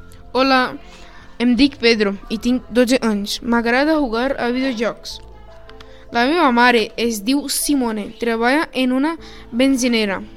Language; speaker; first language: Catalan; non-native, learner; Portuguese